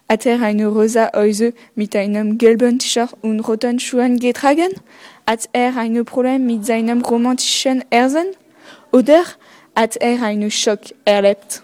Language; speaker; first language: German; non-native, learner; French